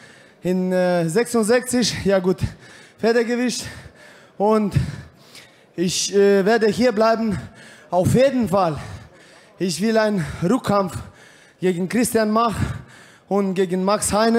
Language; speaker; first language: German; non-native, fluent; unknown